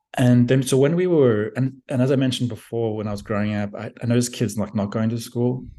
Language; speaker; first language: English; native; English